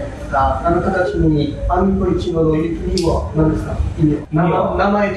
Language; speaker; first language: Japanese; non-native, learner; French